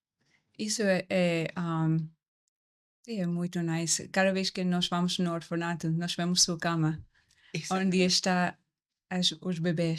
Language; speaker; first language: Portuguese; non-native, learner; English